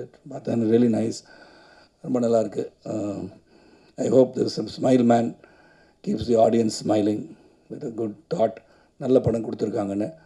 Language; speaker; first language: Tamil; native; Tamil